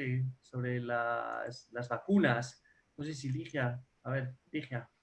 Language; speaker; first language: Spanish; native; Spanish